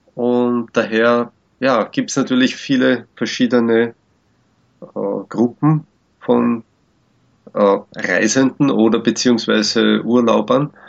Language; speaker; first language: German; native; German